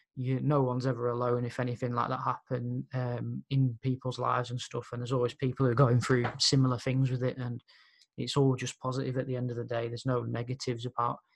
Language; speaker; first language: English; native; English